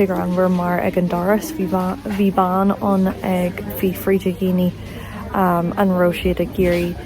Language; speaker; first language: Irish; non-native, local second language; English